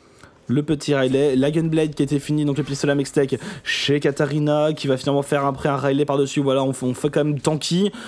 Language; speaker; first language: French; native; French